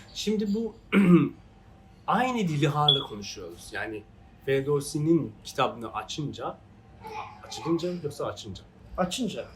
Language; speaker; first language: Turkish; non-native, fluent; Persian